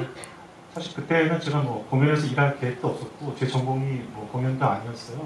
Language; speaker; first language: Korean; native; Korean